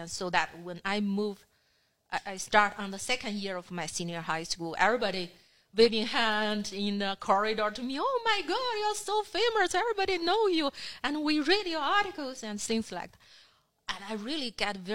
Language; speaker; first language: English; non-native, fluent; Chinese